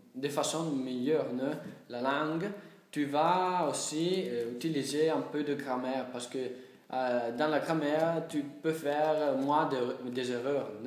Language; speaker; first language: French; non-native, learner; Italian